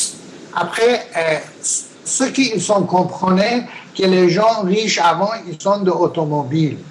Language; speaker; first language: French; non-native, learner; Persian